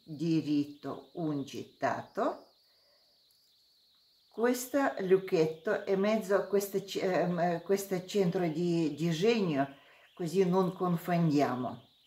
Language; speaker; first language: Italian; non-native, learner; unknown